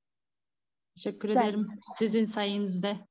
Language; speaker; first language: Turkish; non-native, learner; Kyrgyz